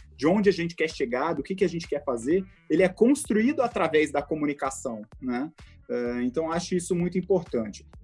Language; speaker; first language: Portuguese; native; Portuguese